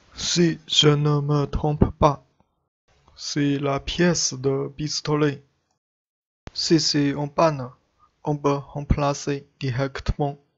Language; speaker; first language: French; non-native, learner; Chinese